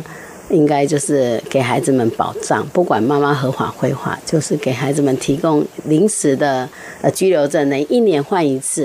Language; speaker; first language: Chinese; native; Chinese